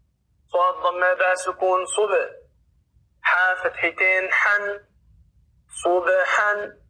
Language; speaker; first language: Arabic; non-native, fluent; Oromo